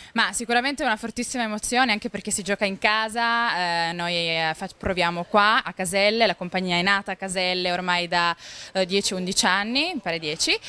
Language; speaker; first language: Italian; native; Italian